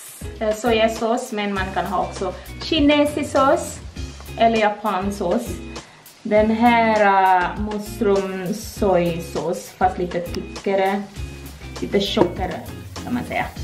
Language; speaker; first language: Swedish; non-native, learner; Indonesian